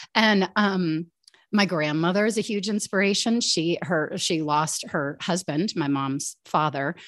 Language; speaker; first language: English; native; English